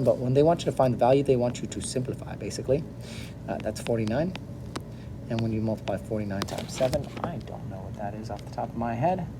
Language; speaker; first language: English; native; English